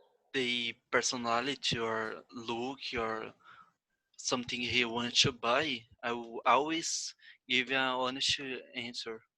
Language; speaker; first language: English; non-native, learner; Portuguese